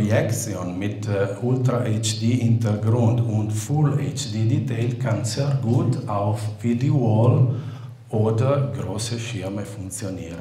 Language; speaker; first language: German; non-native, fluent; Italian